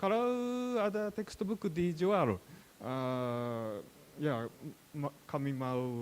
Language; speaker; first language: Indonesian; non-native, learner; Japanese